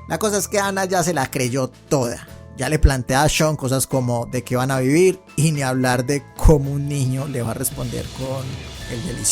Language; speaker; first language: Spanish; native; Spanish